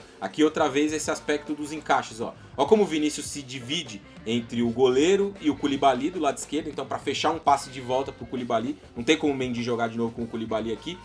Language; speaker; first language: Portuguese; native; Portuguese